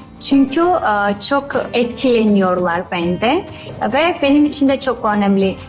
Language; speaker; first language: Turkish; non-native, learner; Georgian